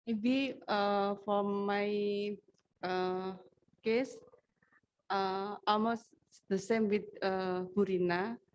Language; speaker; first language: English; non-native, learner; Indonesian